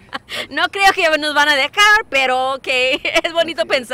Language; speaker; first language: Spanish; early bilingual, heritage; Spanish